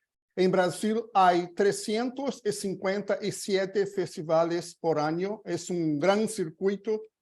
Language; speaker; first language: Spanish; non-native, learner; Portuguese